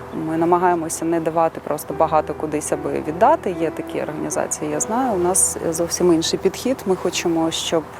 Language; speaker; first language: Ukrainian; native; Ukrainian